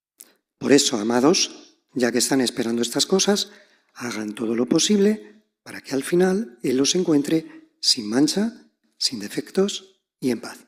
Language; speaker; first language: Spanish; native; Spanish